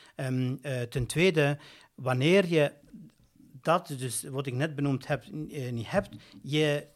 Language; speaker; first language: Dutch; native; Dutch